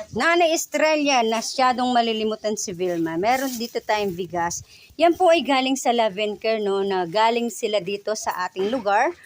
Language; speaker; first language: Filipino; non-native, local second language; Bikol